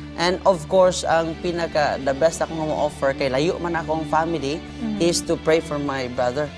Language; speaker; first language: English; non-native, local second language; Cebuano